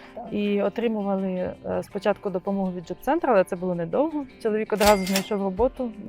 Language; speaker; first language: Ukrainian; native; Ukrainian